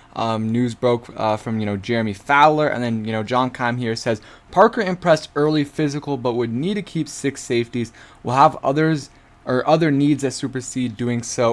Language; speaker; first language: English; native; English